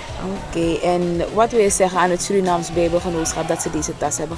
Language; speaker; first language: Dutch; native; Dutch